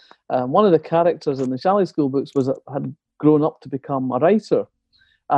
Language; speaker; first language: English; native; English